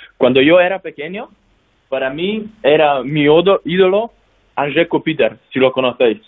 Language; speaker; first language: Spanish; non-native, fluent; Slovenian